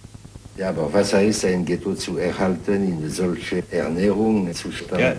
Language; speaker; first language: German; non-native, fluent; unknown